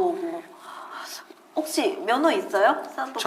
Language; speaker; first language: Korean; native; Korean